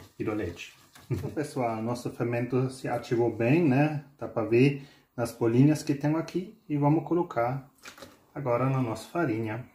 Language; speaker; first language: Portuguese; non-native, fluent; German